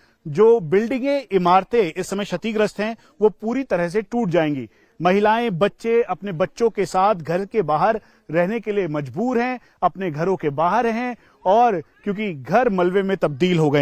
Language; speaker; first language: Hindi; native; Hindi